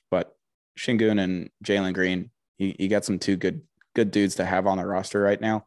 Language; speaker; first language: English; native; English